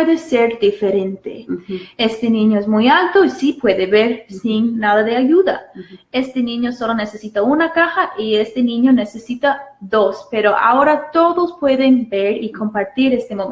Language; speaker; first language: Spanish; non-native, fluent; English